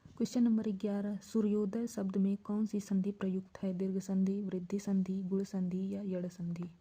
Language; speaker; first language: Hindi; native; Hindi